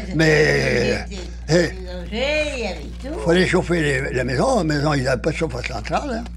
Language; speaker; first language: French; non-native, fluent; Spanish